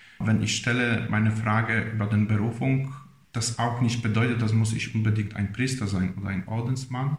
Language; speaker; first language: German; non-native, fluent; Polish